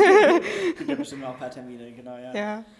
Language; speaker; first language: German; native; German